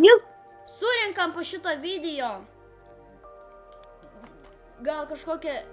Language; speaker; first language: Lithuanian; native; Lithuanian